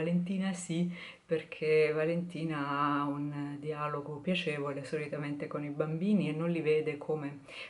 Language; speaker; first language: Italian; native; Italian